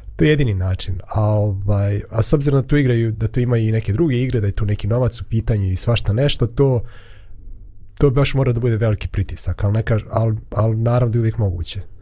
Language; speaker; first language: Bosnian; native; Bosnian